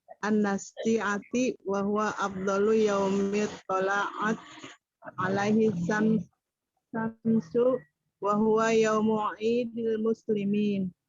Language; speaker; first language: Arabic; non-native, learner; Indonesian